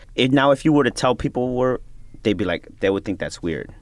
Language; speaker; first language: English; native; English